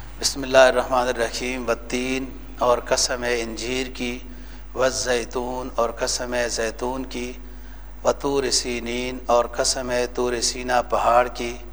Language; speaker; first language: Urdu; native; Urdu